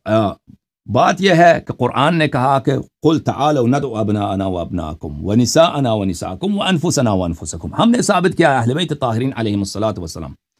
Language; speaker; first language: Urdu; non-native, local second language; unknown